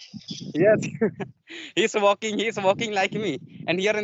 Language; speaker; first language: English; non-native, learner; Santali